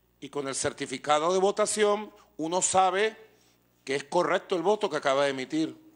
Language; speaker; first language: Spanish; native; Spanish